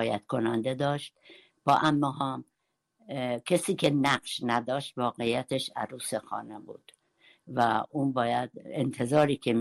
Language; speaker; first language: Persian; non-native, local second language; Kurdish